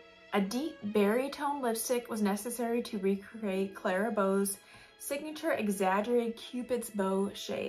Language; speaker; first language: English; native; English